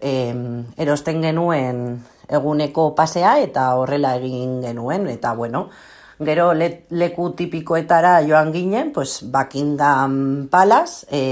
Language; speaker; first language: Basque; non-native, local second language; Spanish